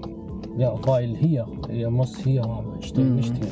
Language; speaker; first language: German; non-native, learner; Arabic